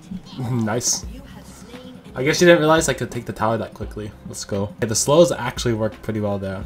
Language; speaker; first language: English; native; English